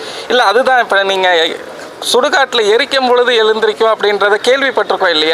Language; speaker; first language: Tamil; native; Tamil